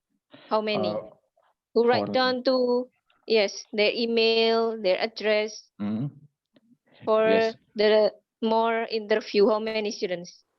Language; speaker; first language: English; non-native, local second language; Indonesian